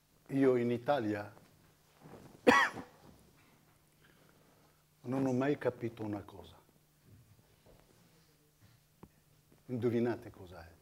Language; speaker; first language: Italian; non-native, fluent; Arabic